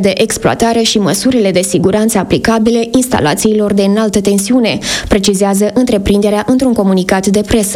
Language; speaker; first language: Romanian; native; Romanian